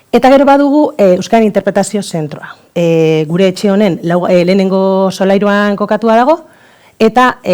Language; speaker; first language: Basque; non-native, local second language; Spanish